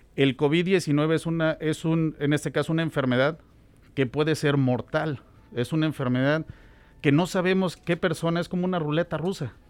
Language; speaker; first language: Spanish; native; Spanish